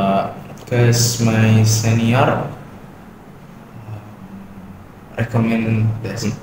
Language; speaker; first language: English; non-native, learner; Indonesian